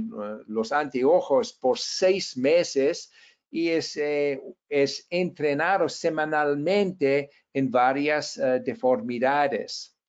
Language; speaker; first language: Spanish; non-native, fluent; English